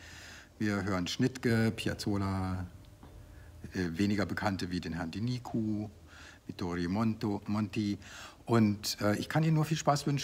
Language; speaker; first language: German; native; German